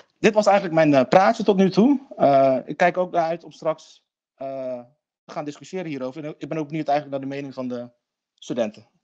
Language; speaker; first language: Dutch; early bilingual, other home language; Turkish